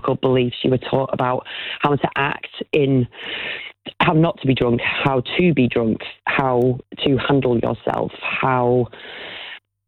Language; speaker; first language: English; native; English